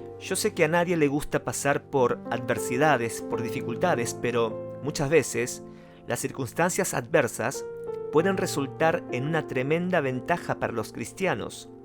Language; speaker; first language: Spanish; non-native, fluent; Korean